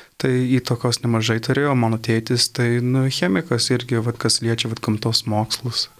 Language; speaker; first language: Lithuanian; early bilingual, heritage; Lithuanian